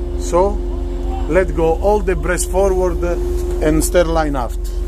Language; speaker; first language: English; non-native, fluent; Italian